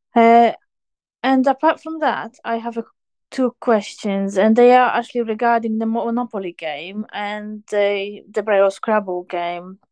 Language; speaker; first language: English; non-native, fluent; Polish